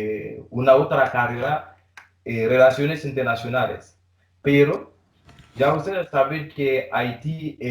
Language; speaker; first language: Spanish; non-native, learner; Haitian Creole